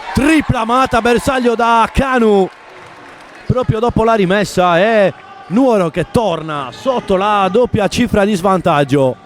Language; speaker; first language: Italian; native; Italian